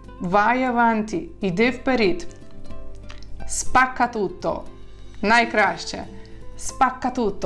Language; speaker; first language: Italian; non-native, fluent; Ukrainian